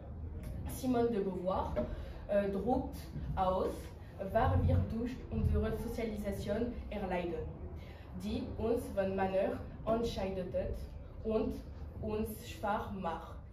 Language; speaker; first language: German; non-native, learner; French